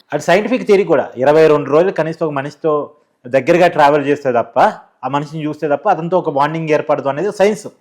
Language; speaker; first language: Telugu; native; Telugu